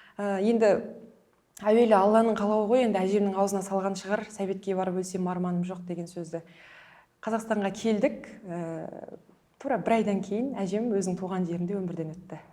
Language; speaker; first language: Kazakh; early bilingual, heritage; Kazakh